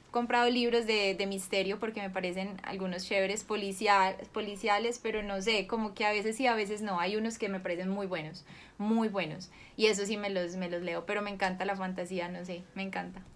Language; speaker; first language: Spanish; native; Spanish